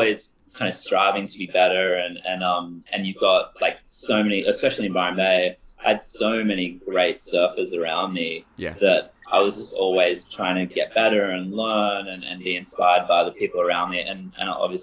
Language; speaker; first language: English; native; English